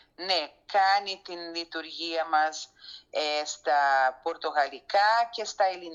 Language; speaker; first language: Greek; early bilingual, heritage; Greek